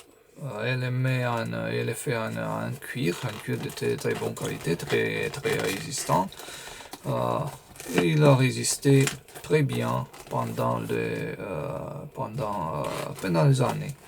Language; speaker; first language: French; non-native, fluent; Romanian